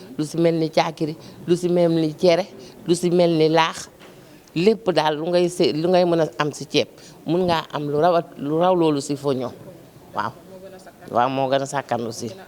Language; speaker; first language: Wolof; non-native, local second language; Jola-Fonyi